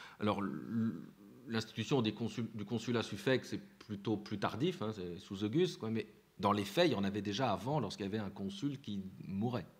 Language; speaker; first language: French; native; French